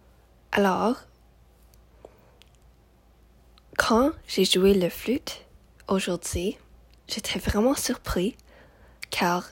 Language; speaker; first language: French; non-native, local second language; English